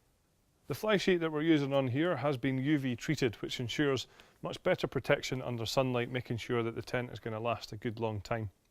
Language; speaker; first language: English; native; English